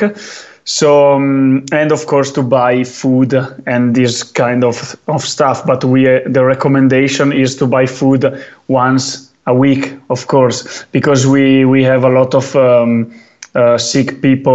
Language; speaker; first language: English; non-native, fluent; Italian